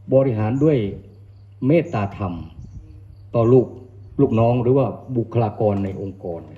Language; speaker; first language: Thai; non-native, local second language; Northern Khmer